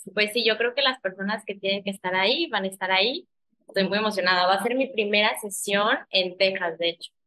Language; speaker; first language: Spanish; early bilingual, heritage; Spanish